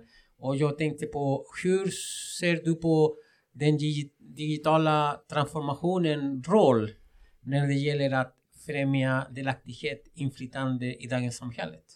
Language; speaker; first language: Swedish; non-native, fluent; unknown